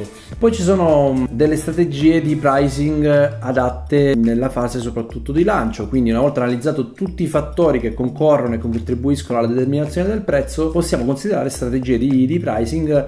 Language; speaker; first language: Italian; native; Italian